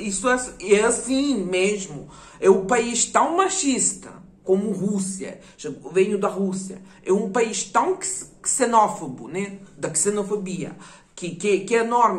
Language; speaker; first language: Portuguese; non-native, fluent; Ukrainian